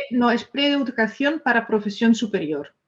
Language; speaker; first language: Spanish; non-native, fluent; Dutch